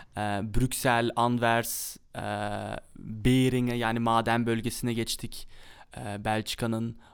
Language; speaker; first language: Turkish; early bilingual, heritage; Turkish